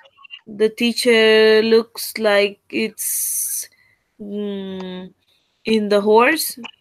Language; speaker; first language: English; non-native, learner; Spanish